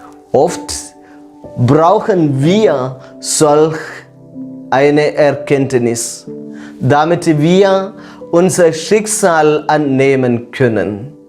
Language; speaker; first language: German; non-native, fluent; Malayalam